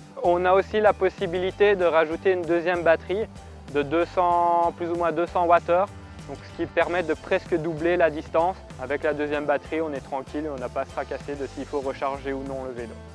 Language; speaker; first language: French; native; French